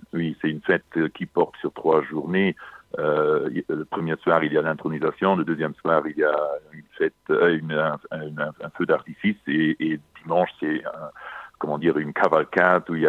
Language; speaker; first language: French; non-native, local second language; Luxembourgish